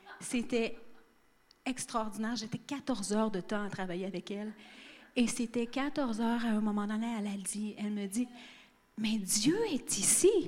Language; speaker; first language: French; native; French